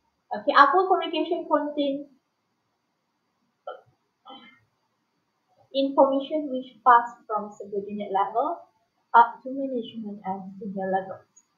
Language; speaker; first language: English; non-native, local second language; Malay